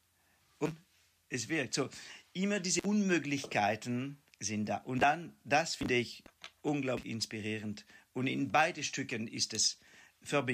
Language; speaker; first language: German; non-native, fluent; French